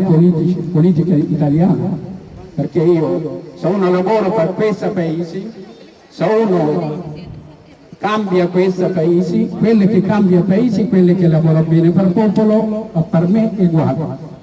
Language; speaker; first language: Italian; non-native, learner; Oromo